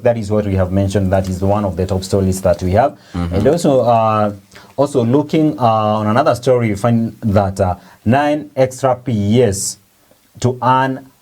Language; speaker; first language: English; non-native, local second language; Swahili